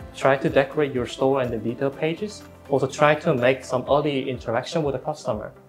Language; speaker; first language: English; non-native, fluent; Korean